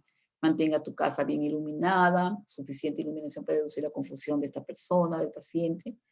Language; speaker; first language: Spanish; native; Spanish